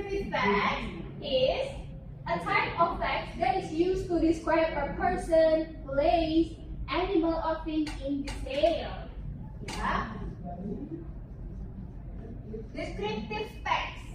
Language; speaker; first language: English; non-native, fluent; Indonesian